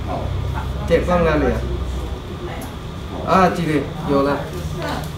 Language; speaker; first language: Chinese; non-native, learner; Filipino